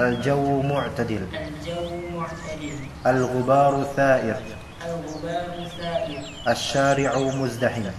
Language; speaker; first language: Arabic; non-native, fluent; Indonesian